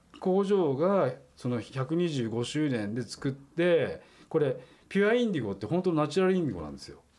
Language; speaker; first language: Japanese; native; Japanese